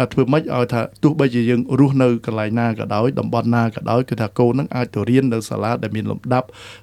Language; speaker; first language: Khmer; native; Khmer